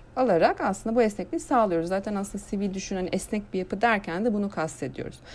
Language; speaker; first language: Turkish; native; Turkish